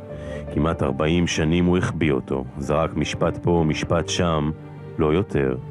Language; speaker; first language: Hebrew; native; Hebrew